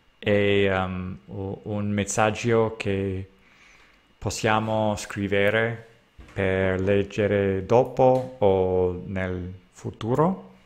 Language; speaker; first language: Italian; non-native, learner; English